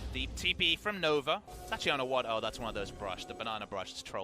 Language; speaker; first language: English; native; English